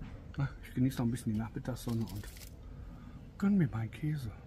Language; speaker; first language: German; native; German